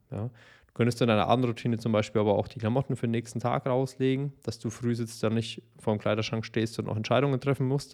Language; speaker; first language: German; native; German